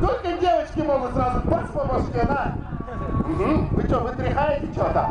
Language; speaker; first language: Russian; native; Russian